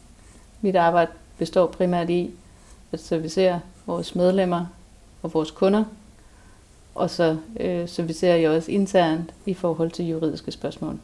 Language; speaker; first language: Danish; native; Danish